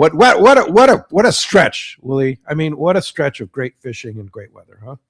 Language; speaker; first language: English; native; English